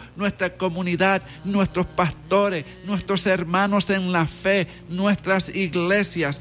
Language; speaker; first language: Spanish; early bilingual, heritage; Spanish